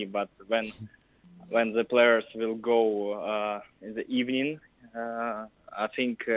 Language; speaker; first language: English; non-native, learner; Russian